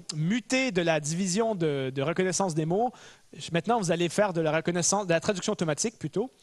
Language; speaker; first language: French; native; French